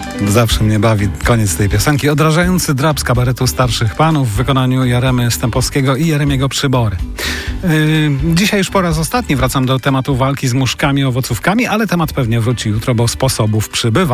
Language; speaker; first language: Polish; native; Polish